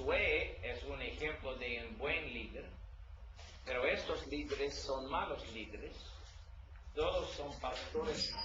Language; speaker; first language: Spanish; non-native, learner; English